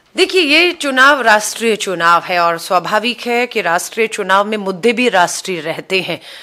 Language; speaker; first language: Hindi; native; Hindi